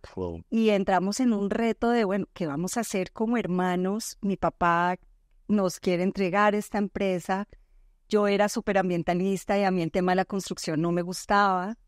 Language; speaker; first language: Spanish; native; Spanish